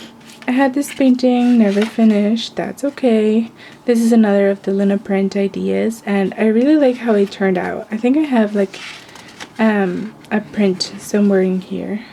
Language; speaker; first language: English; non-native, fluent; Spanish